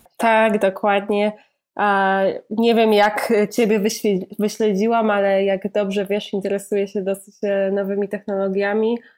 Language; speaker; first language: Polish; native; Polish